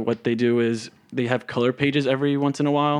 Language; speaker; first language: English; non-native, fluent; Italian